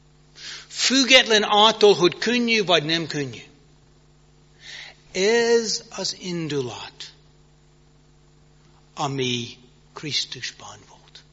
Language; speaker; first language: Hungarian; non-native, fluent; English